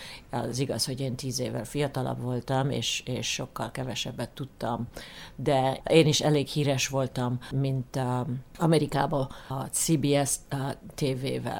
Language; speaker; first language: Hungarian; early bilingual, heritage; Hungarian